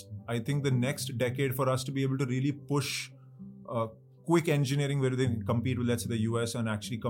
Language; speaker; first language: English; non-native, local second language; Hindi